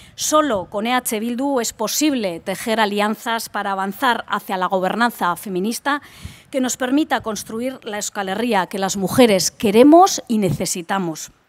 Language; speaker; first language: Spanish; native; Spanish